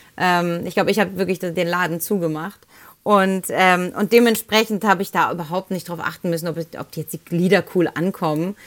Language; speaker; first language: German; early bilingual, other home language; Spanish